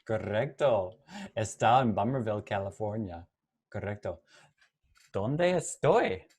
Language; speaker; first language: Spanish; non-native, fluent; English